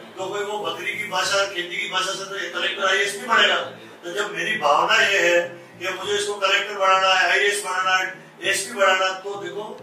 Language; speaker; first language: Hindi; non-native, local second language; Marwari